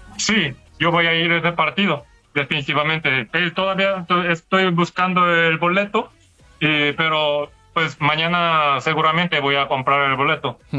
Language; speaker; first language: Spanish; non-native, learner; Korean